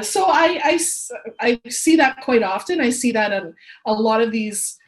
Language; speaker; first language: English; native; English